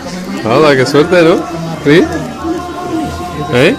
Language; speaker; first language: Spanish; native; Spanish